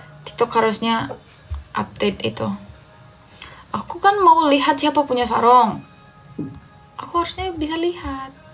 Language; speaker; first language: Indonesian; non-native, fluent; Turkish